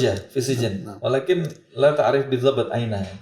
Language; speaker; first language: Arabic; non-native, fluent; Indonesian